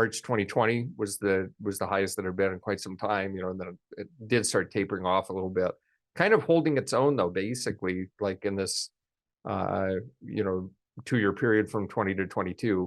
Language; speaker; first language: English; native; English